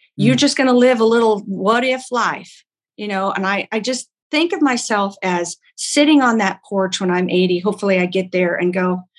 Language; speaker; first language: English; native; English